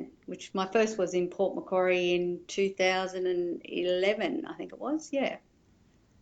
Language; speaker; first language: English; native; English